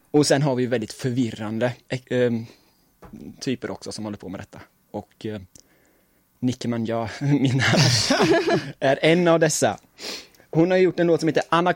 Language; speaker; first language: Swedish; native; Swedish